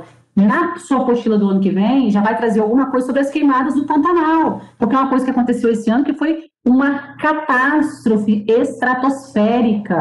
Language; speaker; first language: Portuguese; native; Portuguese